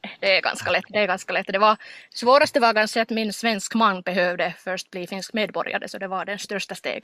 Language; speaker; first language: Swedish; non-native, local second language; Finnish